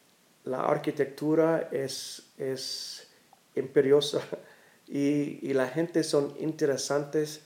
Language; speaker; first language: Spanish; non-native, learner; English